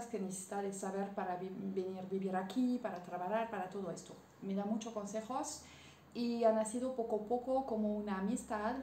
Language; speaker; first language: Spanish; non-native, learner; French